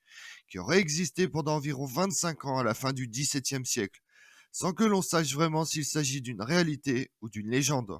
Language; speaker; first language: French; native; French